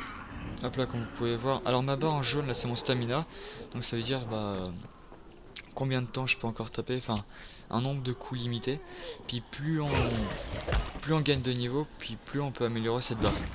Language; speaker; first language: French; native; French